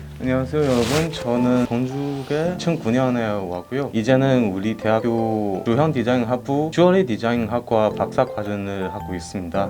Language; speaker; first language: Korean; non-native, fluent; Chinese